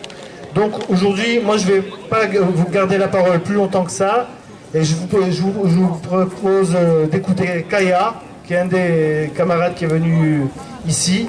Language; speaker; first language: French; native; French